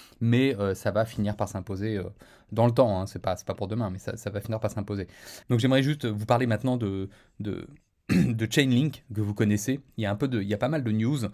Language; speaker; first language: French; native; French